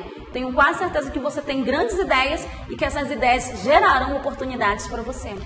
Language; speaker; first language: Portuguese; native; Portuguese